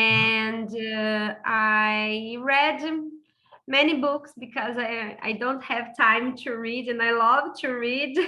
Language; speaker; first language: English; non-native, fluent; Portuguese